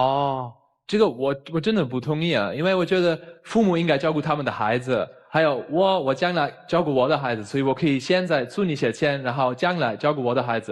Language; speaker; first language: Chinese; non-native, fluent; German